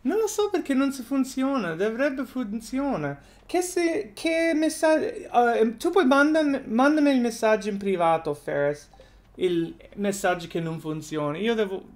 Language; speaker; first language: Italian; non-native, learner; English